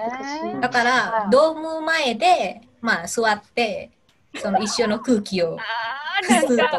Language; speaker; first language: Japanese; non-native, fluent; Indonesian